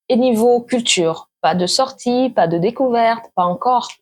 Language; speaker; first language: French; native; French